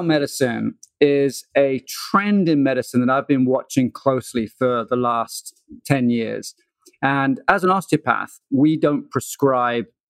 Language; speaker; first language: English; native; English